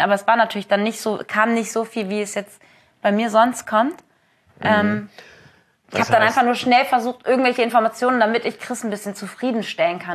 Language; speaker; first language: German; native; German